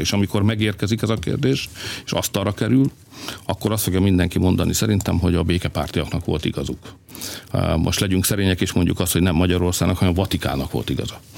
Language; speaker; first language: Hungarian; native; Hungarian